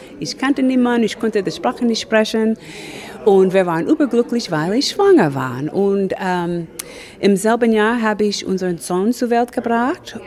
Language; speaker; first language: German; non-native, fluent; English